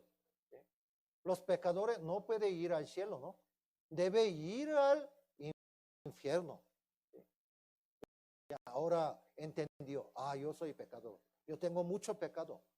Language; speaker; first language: Spanish; non-native, fluent; Korean